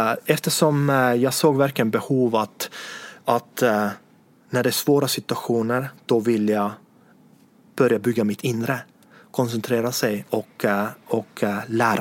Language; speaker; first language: Swedish; non-native, fluent; Estonian